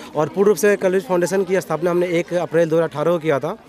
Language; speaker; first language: Hindi; native; Hindi